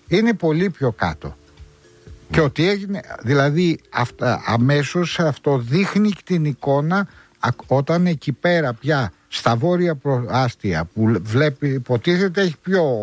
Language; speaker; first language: Greek; native; Greek